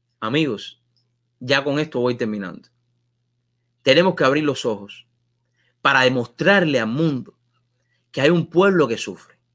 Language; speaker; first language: Spanish; native; Spanish